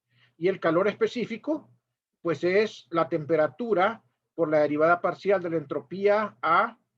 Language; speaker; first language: Spanish; native; Spanish